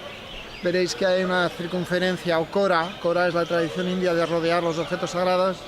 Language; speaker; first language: Spanish; native; Spanish